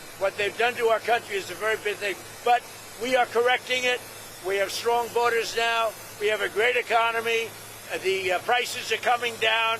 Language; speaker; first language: English; native; English